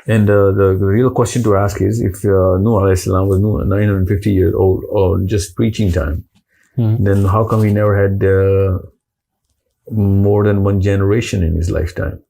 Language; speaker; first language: English; non-native, local second language; Urdu